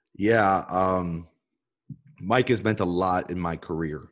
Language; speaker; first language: English; native; English